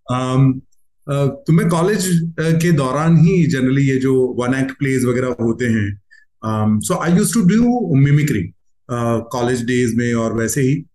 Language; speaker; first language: Hindi; non-native, local second language; Gujarati